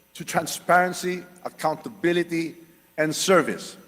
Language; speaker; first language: English; non-native, local second language; Filipino